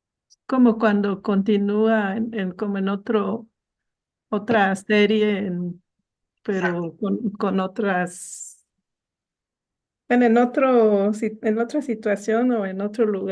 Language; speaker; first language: Spanish; non-native, learner; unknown